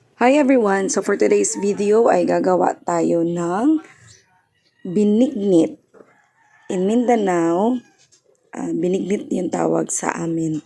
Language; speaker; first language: Filipino; non-native, local second language; Cebuano